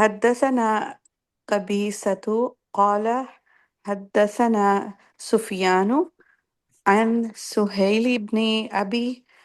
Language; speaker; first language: Arabic; non-native, learner; English